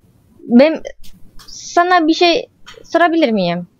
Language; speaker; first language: Turkish; non-native, learner; Indonesian